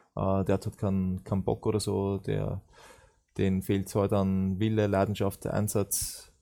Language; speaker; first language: German; native; German